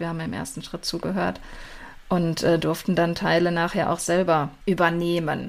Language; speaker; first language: German; native; German